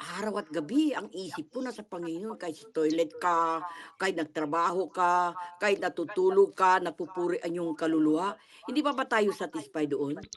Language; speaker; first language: Filipino; non-native, local second language; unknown